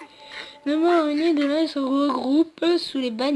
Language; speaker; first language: French; native; French